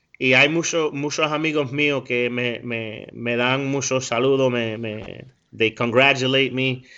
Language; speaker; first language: Spanish; early bilingual, heritage; Spanish